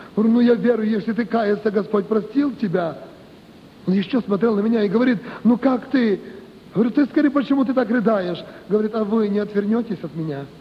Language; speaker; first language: Russian; non-native, local second language; Ukrainian